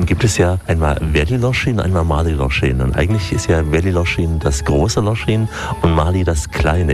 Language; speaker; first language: German; native; German